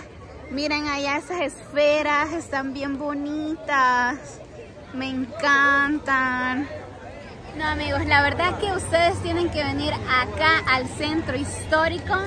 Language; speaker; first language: Spanish; native; Spanish